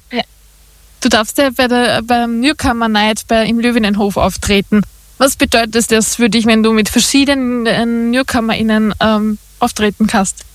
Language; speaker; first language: German; native; German